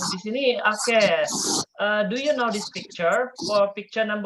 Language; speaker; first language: English; non-native, fluent; Indonesian